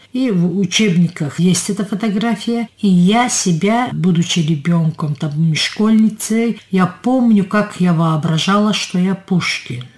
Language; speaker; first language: Russian; non-native, local second language; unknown